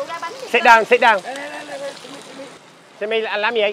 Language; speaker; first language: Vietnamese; non-native, learner; English